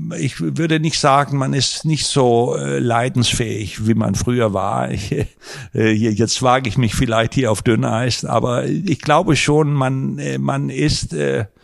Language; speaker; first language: German; non-native, fluent; Danish